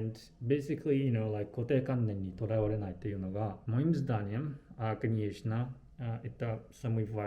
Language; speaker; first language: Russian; non-native, fluent; Japanese